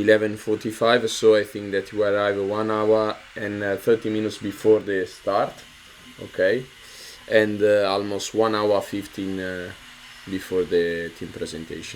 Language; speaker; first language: English; non-native, learner; Italian